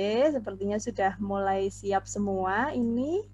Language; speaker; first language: Indonesian; native; Indonesian